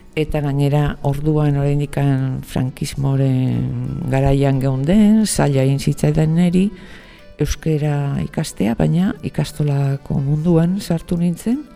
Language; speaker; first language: Basque; non-native, local second language; Spanish